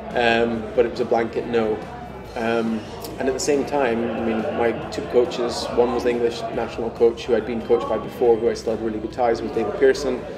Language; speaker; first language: English; native; English